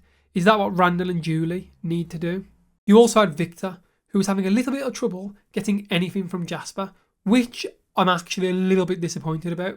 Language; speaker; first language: English; native; English